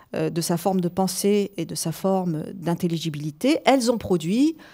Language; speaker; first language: French; native; French